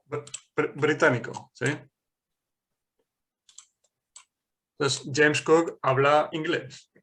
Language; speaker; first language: Spanish; non-native, fluent; English